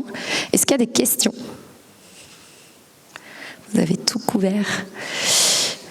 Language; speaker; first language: French; native; French